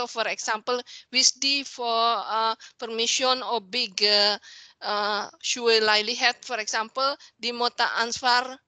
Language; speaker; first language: Norwegian; non-native, learner; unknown